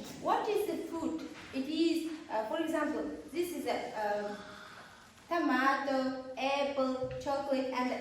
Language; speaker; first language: English; non-native, learner; Kazakh